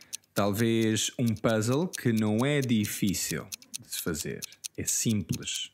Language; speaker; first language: Portuguese; non-native, fluent; English